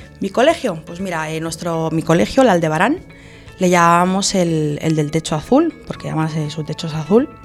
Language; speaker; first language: Spanish; early bilingual, other home language; Arabic